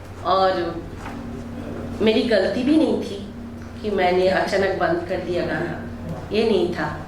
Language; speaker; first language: Hindi; non-native, local second language; Bangla